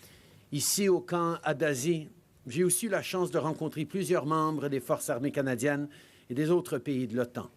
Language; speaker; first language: French; native; French